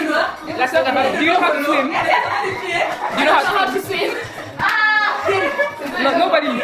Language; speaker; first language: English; non-native, fluent; French